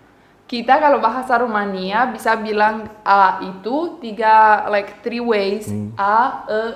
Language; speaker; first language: Indonesian; non-native, fluent; Romanian